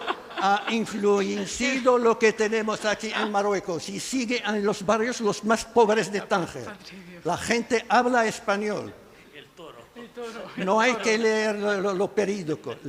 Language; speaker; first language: Spanish; non-native, fluent; Arabic